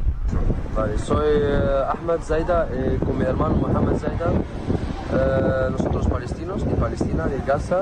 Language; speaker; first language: Spanish; non-native, learner; Arabic